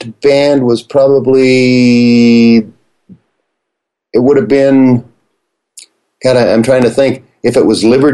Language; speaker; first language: English; native; English